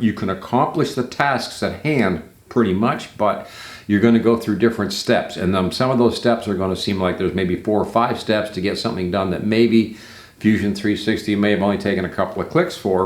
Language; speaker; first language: English; native; English